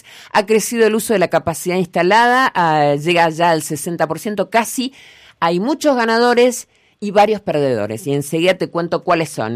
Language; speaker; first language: Spanish; native; Spanish